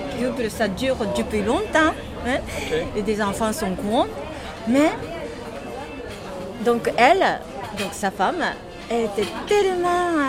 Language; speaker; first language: French; non-native, learner; Japanese